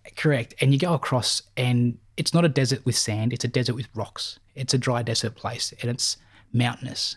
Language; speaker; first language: English; native; English